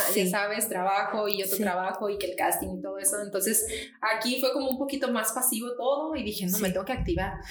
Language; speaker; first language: Spanish; native; Spanish